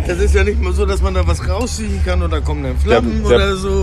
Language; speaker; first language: German; native; German